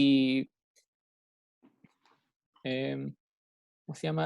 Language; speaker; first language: Spanish; native; Spanish